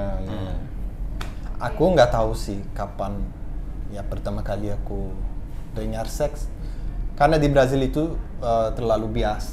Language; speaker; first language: Indonesian; non-native, fluent; Portuguese